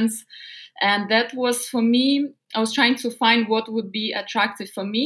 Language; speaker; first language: English; non-native, fluent; Russian